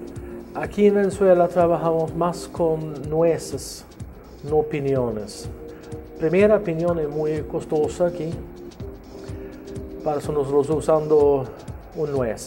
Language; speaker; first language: Spanish; non-native, learner; Swedish